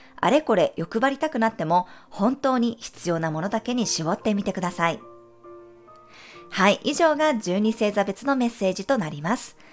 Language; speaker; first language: Japanese; native; Japanese